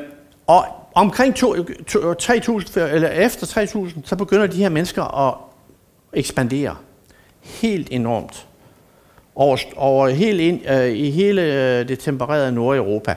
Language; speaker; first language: Danish; native; Danish